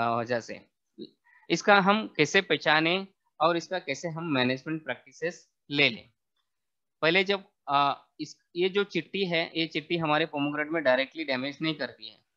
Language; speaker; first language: Hindi; non-native, local second language; Marathi